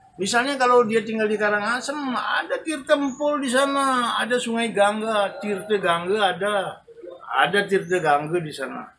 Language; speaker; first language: Indonesian; non-native, local second language; Javanese